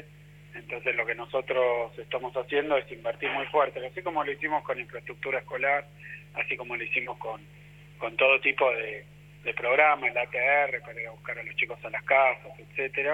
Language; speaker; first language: Spanish; native; Spanish